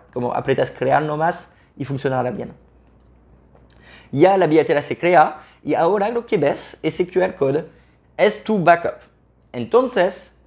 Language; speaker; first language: Spanish; non-native, fluent; French